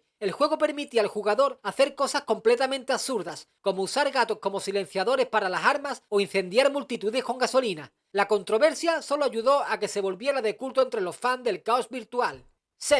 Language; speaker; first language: Spanish; native; Spanish